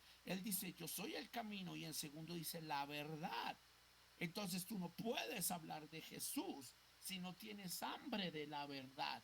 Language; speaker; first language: Spanish; native; Spanish